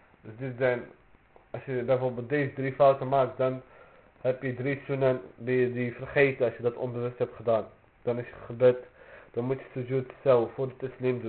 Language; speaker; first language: Dutch; early bilingual, other home language; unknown